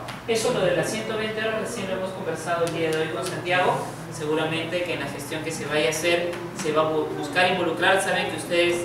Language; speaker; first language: Spanish; native; Spanish